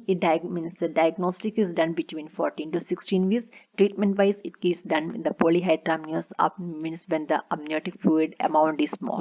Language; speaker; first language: English; non-native, local second language; Malayalam